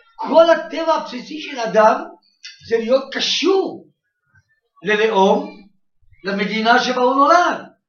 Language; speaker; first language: Hebrew; native; Hebrew